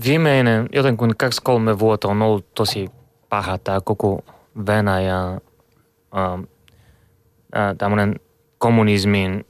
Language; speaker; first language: Finnish; non-native, learner; Bulgarian